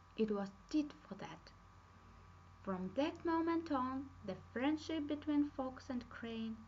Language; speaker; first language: English; non-native, fluent; Russian